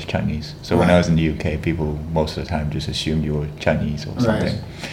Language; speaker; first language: English; native; English